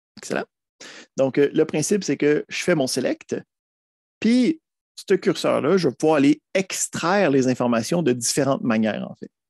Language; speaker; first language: French; native; French